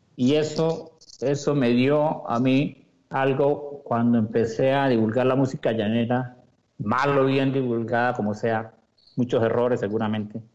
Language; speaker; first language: Spanish; native; Spanish